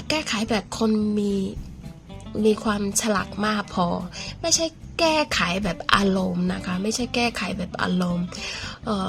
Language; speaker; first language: Thai; non-native, fluent; Burmese